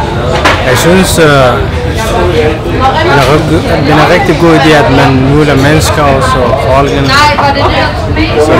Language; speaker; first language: Danish; non-native, learner; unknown